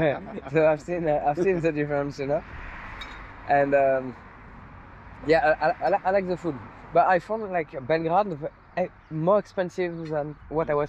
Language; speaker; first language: English; non-native, fluent; French